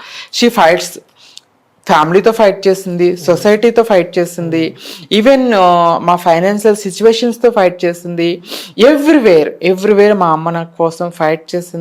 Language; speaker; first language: Telugu; native; Telugu